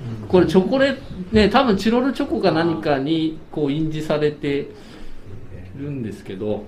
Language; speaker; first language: Japanese; native; Japanese